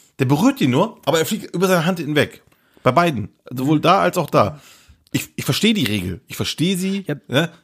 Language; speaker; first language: German; early bilingual, other home language; Turkish